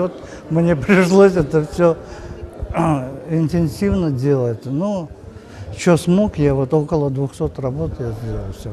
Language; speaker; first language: Russian; native; Russian